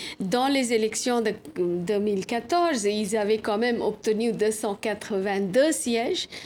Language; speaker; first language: French; non-native, fluent; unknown